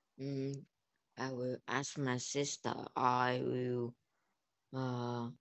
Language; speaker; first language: English; non-native, learner; Vietnamese